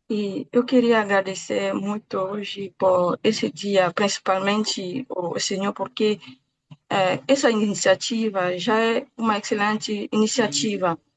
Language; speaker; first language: Portuguese; non-native, fluent; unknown